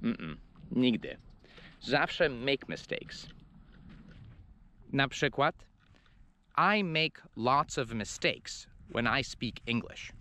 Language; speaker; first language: Polish; non-native, fluent; English